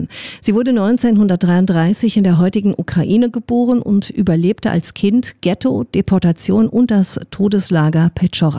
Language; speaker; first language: German; native; German